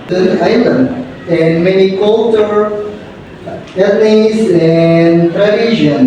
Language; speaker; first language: English; non-native, learner; Indonesian